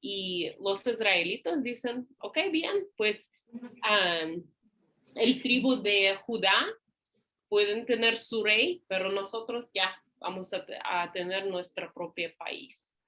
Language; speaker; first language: Spanish; non-native, fluent; English